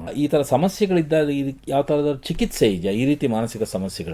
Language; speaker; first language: Kannada; native; Kannada